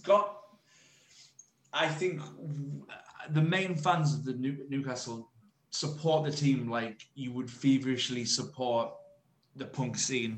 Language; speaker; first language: English; native; English